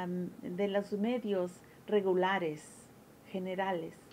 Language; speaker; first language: Spanish; early bilingual, heritage; Spanish